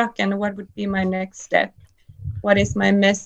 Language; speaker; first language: English; non-native, fluent; Finnish